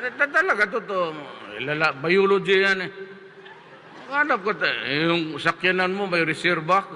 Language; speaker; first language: Filipino; non-native, local second language; Cebuano